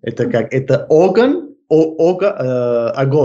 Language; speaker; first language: Russian; non-native, learner; Spanish